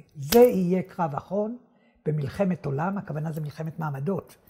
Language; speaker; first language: Hebrew; native; Hebrew